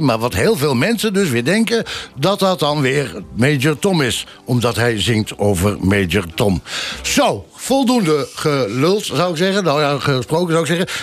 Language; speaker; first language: Dutch; native; Dutch